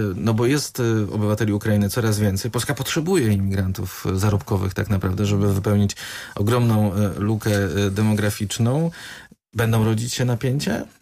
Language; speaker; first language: Polish; native; Polish